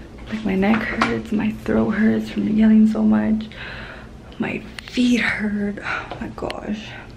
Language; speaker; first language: English; native; English